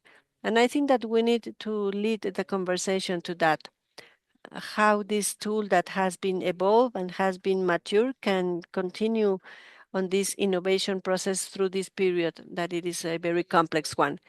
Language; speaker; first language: English; non-native, fluent; Spanish